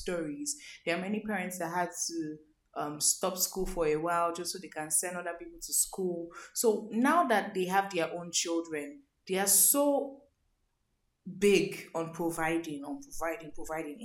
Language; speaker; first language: English; non-native, local second language; Igbo